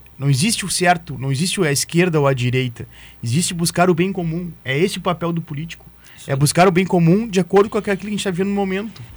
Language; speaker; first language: Portuguese; native; Portuguese